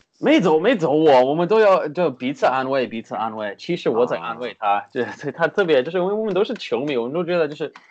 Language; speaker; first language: Chinese; early bilingual, heritage; Chinese